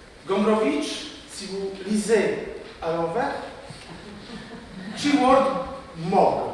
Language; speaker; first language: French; non-native, fluent; Polish